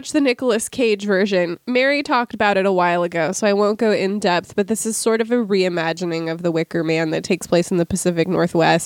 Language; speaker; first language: English; native; English